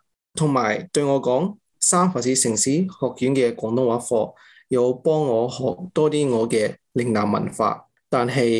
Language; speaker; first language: Cantonese; early bilingual, heritage; English